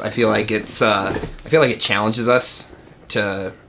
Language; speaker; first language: English; native; English